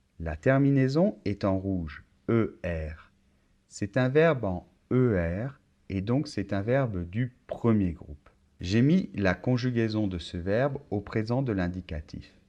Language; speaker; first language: French; native; French